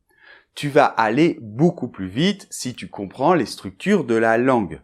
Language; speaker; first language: French; native; French